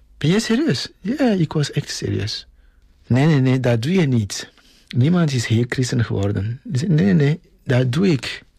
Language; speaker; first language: Dutch; non-native, fluent; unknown